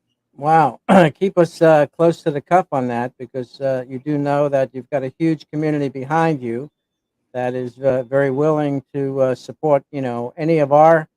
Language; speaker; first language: English; native; English